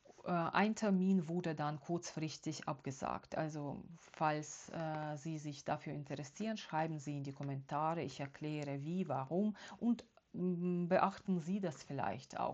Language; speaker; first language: German; non-native, fluent; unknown